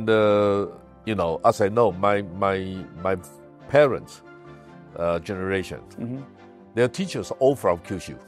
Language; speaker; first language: English; non-native, fluent; Chinese